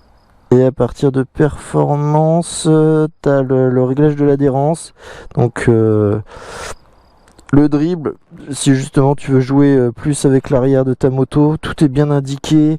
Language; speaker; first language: French; native; French